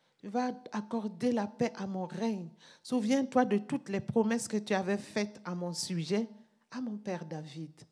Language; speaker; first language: French; non-native, local second language; Mossi